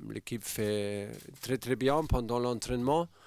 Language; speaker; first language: French; non-native, fluent; German